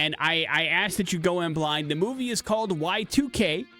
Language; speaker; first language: English; native; English